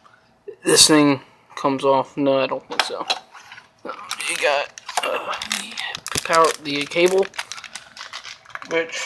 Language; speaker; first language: English; native; English